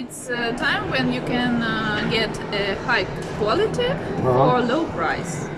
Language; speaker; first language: English; non-native, fluent; Russian